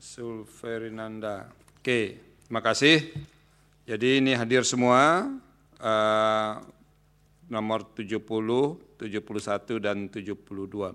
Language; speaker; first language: Indonesian; native; Indonesian